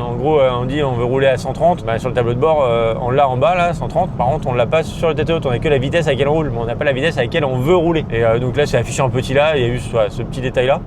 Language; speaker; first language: French; native; French